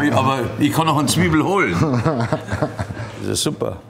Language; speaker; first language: German; native; German